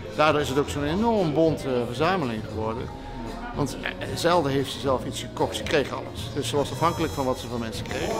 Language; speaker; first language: Dutch; native; Dutch